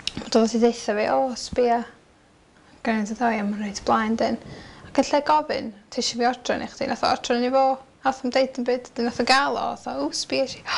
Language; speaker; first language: Welsh; native; Welsh